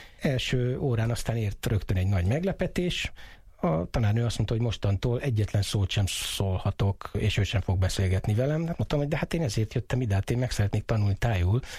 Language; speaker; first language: Hungarian; native; Hungarian